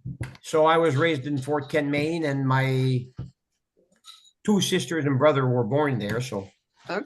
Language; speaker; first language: English; native; English